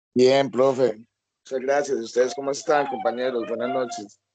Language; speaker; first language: Spanish; native; Spanish